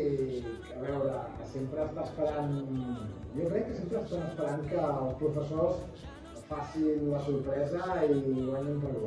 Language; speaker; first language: Catalan; native; Catalan